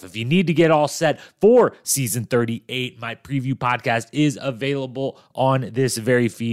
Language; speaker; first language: English; native; English